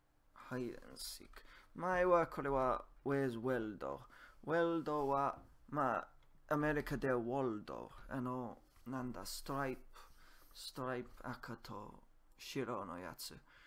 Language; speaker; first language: Japanese; non-native, learner; English